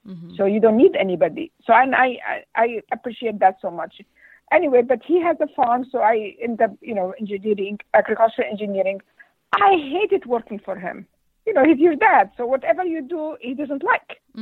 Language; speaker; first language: English; non-native, fluent; Arabic